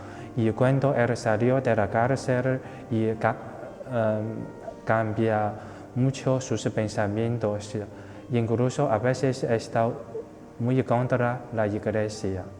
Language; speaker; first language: Spanish; non-native, fluent; Chinese